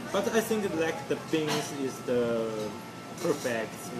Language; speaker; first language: English; non-native, learner; Chinese